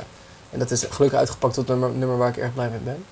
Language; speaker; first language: Dutch; native; Dutch